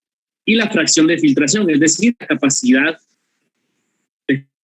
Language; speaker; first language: Spanish; native; Spanish